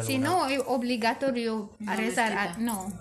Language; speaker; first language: Spanish; non-native, learner; Arabic